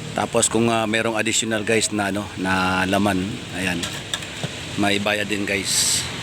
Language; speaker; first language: Filipino; native; Filipino